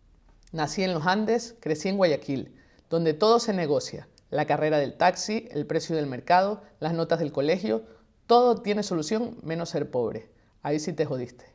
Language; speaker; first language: Spanish; native; Spanish